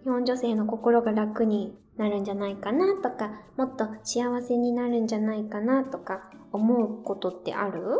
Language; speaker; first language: Japanese; native; Japanese